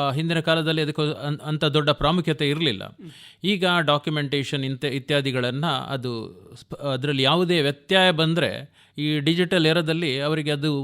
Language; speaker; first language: Kannada; non-native, local second language; Tulu